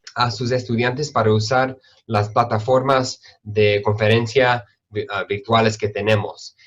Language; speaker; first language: Spanish; early bilingual, heritage; Spanish